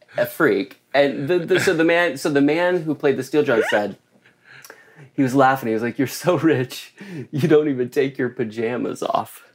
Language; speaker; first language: English; native; English